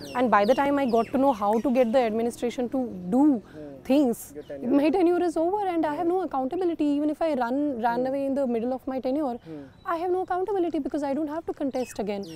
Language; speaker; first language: English; non-native, local second language; Kashmiri